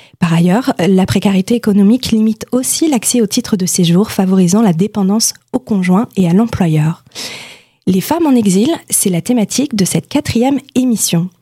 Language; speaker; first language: French; native; French